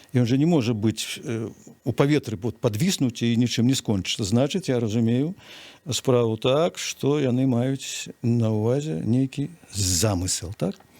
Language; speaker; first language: Belarusian; native; Belarusian